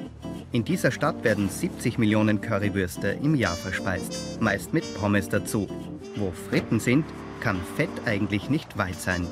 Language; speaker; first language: German; native; German